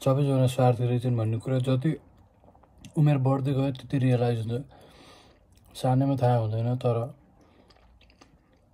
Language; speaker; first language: Nepali; native; Nepali